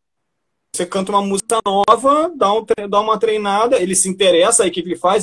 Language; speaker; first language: Portuguese; native; Portuguese